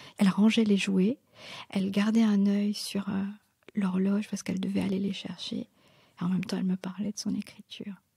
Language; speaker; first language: French; non-native, local second language; Morisyen